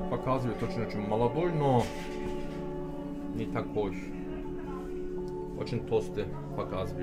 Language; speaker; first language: Russian; non-native, learner; Turkish